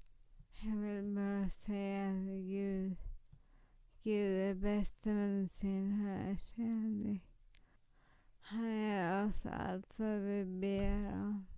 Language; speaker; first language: Swedish; non-native, fluent; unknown